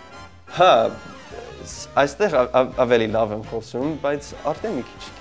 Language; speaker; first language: Armenian; non-native, learner; English